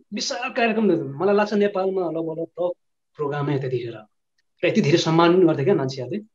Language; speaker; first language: Nepali; native; Nepali